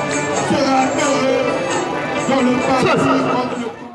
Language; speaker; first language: French; non-native, learner; Tibetan